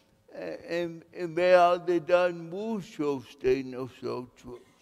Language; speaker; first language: Spanish; non-native, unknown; English